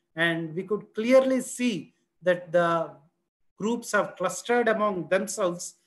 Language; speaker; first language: English; non-native, local second language; Telugu